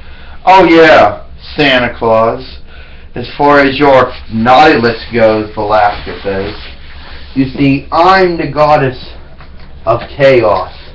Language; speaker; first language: English; native; English